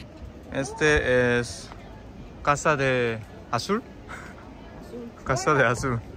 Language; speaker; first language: Spanish; non-native, learner; Korean